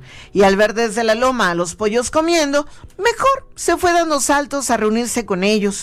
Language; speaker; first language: Spanish; native; Spanish